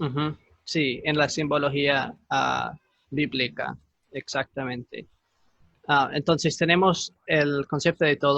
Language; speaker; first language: Spanish; non-native, fluent; English